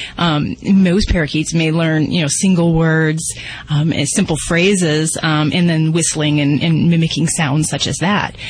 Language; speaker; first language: English; native; English